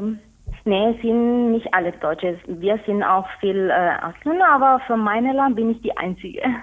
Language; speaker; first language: German; non-native, learner; Spanish